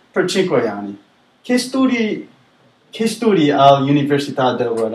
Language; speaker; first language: Italian; non-native, learner; English